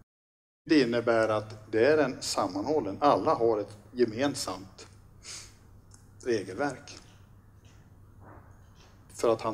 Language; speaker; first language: Swedish; native; Swedish